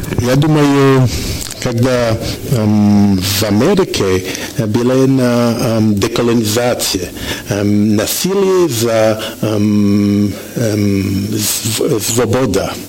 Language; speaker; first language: Russian; non-native, learner; French